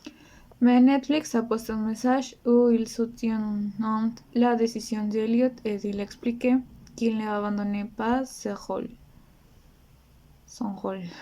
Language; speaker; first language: French; non-native, learner; Spanish